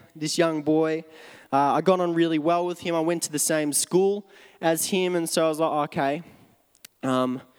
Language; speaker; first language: English; native; English